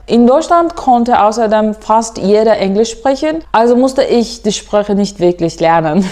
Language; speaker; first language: German; non-native, fluent; Turkish